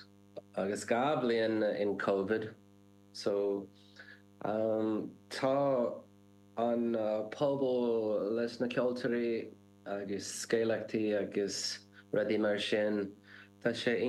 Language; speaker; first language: Irish; non-native, learner; English